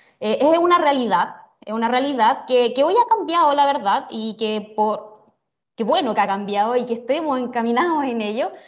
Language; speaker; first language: Spanish; native; Spanish